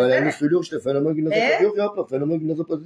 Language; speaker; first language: Turkish; native; Turkish